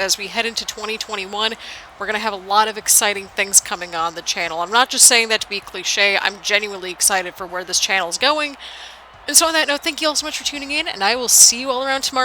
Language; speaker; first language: English; native; English